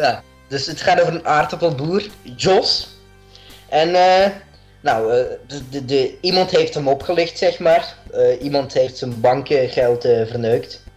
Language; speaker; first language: Dutch; native; Dutch